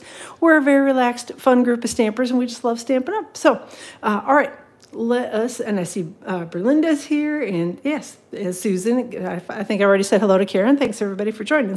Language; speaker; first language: English; native; English